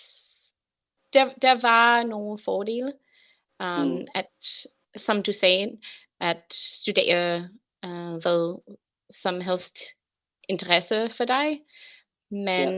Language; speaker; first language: Danish; non-native, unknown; English